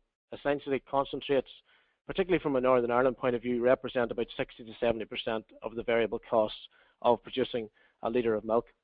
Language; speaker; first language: English; native; English